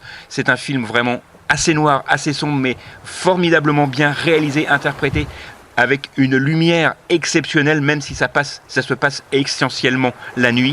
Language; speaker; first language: French; native; French